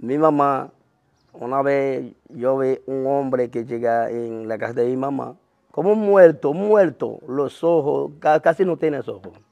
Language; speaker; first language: Spanish; non-native, learner; Haitian Creole